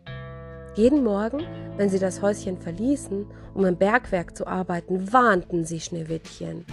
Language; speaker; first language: German; native; German